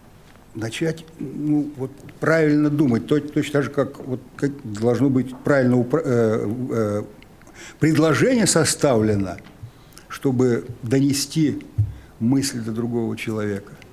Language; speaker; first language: Russian; native; Russian